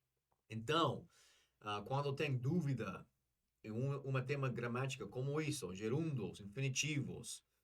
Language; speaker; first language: Portuguese; non-native, learner; English